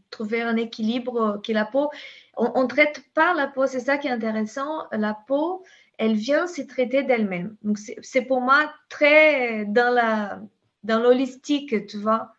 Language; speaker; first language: French; non-native, fluent; Portuguese